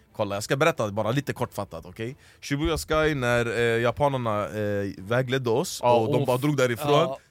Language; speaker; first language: Swedish; early bilingual, other home language; Arabic